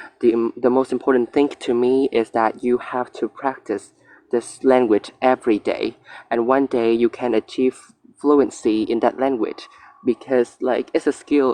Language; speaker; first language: English; non-native, learner; Vietnamese